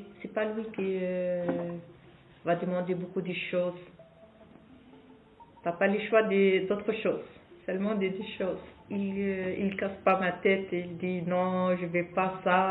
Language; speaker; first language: French; non-native, local second language; Arabic